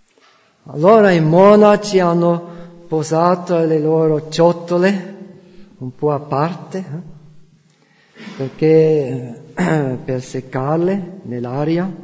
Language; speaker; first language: Italian; non-native, fluent; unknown